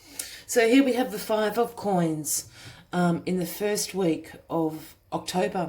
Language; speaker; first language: English; native; English